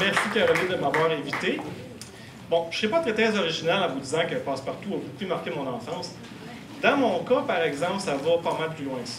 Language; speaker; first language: French; native; French